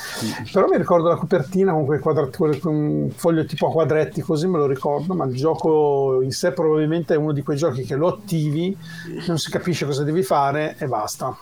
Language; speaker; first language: Italian; native; Italian